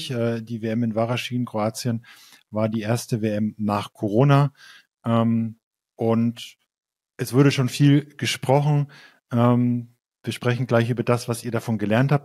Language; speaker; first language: German; native; German